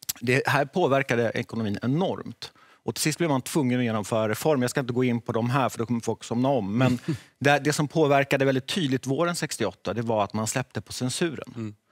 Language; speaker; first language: Swedish; early bilingual, other home language; Czech